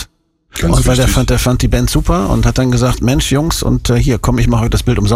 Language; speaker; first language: German; native; German